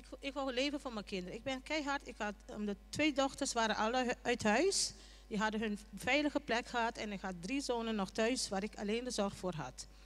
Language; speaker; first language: Dutch; non-native, local second language; Papiamento